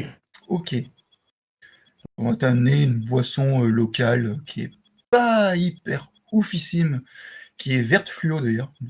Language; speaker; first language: French; native; French